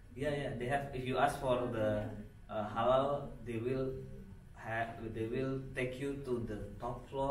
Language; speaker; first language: English; non-native, fluent; Indonesian